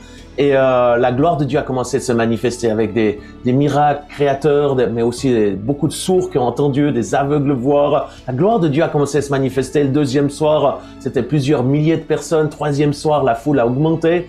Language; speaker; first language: French; native; French